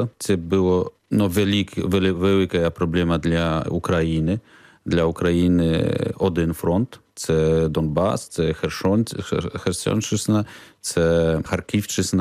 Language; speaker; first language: Ukrainian; non-native, learner; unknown